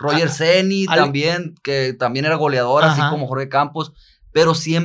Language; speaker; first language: Spanish; native; Spanish